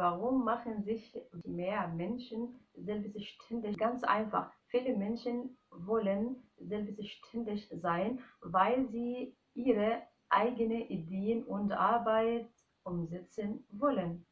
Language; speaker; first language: German; non-native, fluent; Arabic